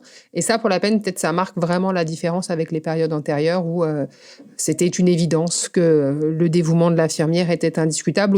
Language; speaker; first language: French; native; French